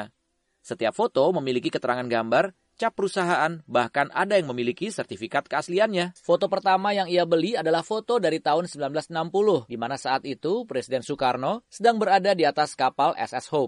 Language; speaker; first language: Indonesian; native; Indonesian